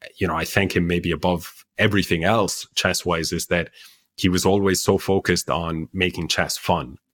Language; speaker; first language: English; native; English